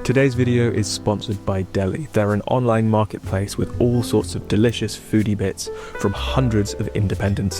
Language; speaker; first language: English; native; English